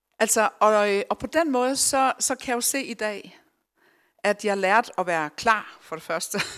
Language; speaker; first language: Danish; early bilingual, other home language; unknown